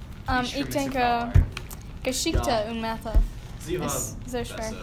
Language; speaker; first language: German; non-native, learner; English